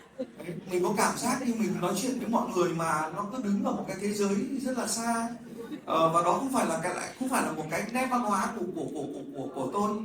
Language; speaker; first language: Vietnamese; native; Vietnamese